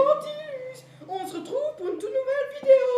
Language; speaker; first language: French; native; French